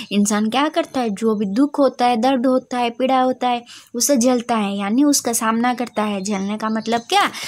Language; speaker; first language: Hindi; non-native, local second language; Odia